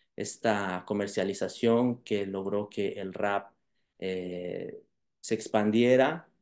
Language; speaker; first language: Spanish; native; Spanish